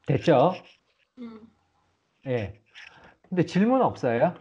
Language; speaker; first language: Korean; native; Korean